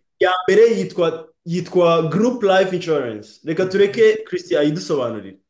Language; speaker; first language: Kinyarwanda; native; Kinyarwanda